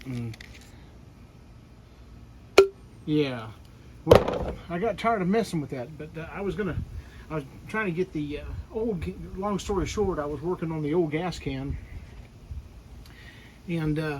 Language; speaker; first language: English; native; English